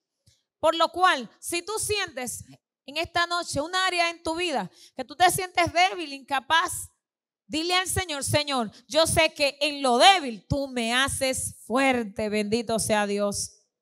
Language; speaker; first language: Spanish; native; Spanish